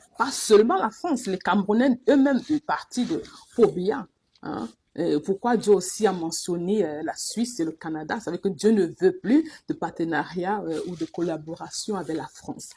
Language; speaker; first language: French; non-native, local second language; Duala